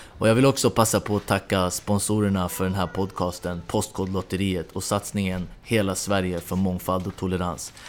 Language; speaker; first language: Swedish; native; Swedish